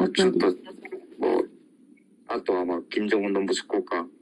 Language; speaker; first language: Japanese; non-native, learner; Korean